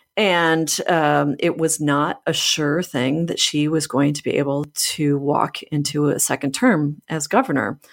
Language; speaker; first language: English; native; English